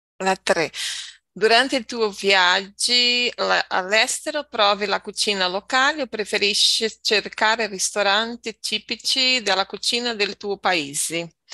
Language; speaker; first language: Italian; non-native, learner; Portuguese